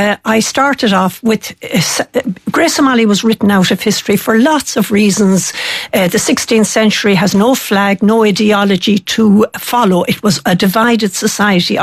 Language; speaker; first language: English; native; English